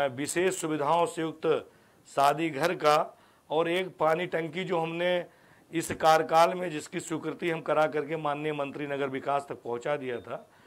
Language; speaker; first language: Hindi; native; Hindi